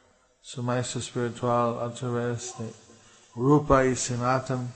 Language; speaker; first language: Spanish; non-native, fluent; English